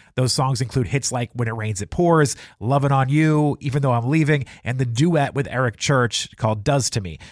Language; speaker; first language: English; native; English